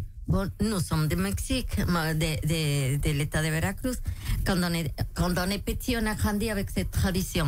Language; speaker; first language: French; non-native, local second language; Spanish